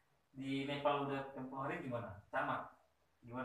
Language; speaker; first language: Indonesian; native; Indonesian